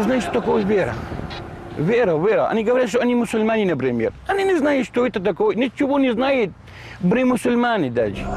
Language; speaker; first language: Russian; non-native, learner; Arabic